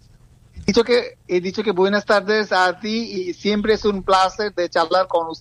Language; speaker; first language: Spanish; non-native, learner; Bangla